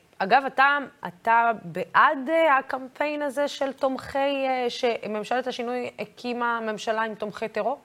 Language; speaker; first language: Hebrew; non-native, local second language; Arabic